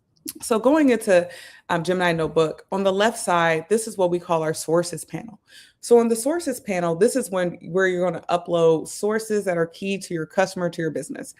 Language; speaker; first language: English; native; English